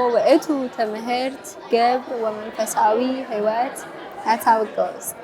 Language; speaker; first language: Amharic; early bilingual, heritage; Amharic